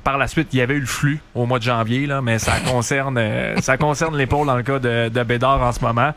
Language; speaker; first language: French; native; French